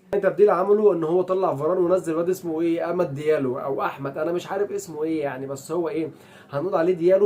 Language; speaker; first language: Arabic; native; Arabic